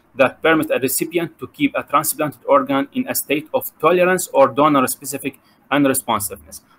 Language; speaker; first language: English; non-native, fluent; Arabic